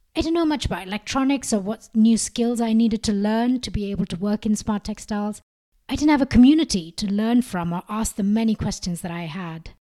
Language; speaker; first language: English; non-native, local second language; Malayalam